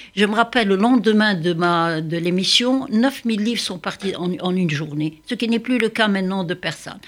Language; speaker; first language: French; non-native, local second language; Arabic